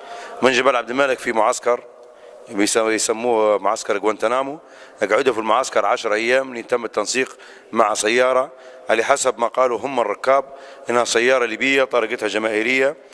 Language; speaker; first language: Arabic; native; Arabic